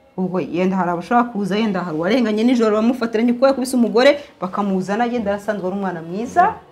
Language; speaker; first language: Kinyarwanda; early bilingual, heritage; Kinyarwanda